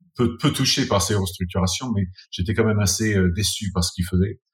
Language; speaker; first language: French; non-native, fluent; English